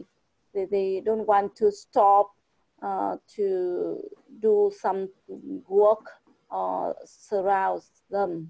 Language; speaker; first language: English; non-native, fluent; Vietnamese